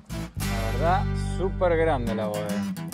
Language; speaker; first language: Spanish; native; Spanish